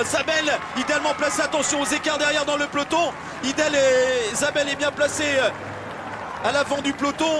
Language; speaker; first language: French; native; French